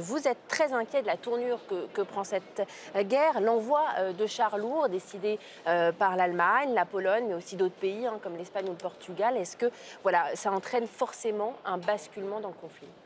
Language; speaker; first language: French; native; French